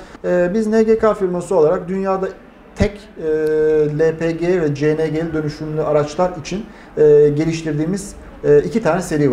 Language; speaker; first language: Turkish; native; Turkish